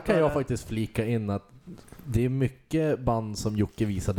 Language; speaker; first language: Swedish; native; Swedish